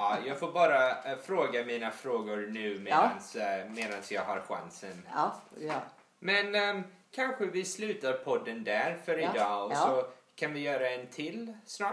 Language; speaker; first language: Swedish; early bilingual, heritage; English